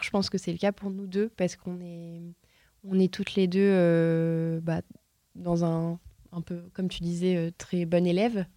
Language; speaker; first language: French; native; French